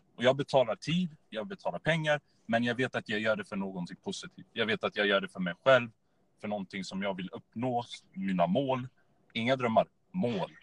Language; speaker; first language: Swedish; native; Swedish